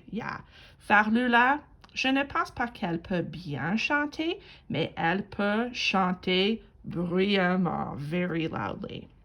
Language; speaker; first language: French; non-native, fluent; English